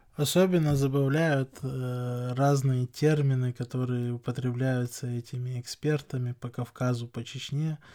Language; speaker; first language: Russian; non-native, local second language; Chechen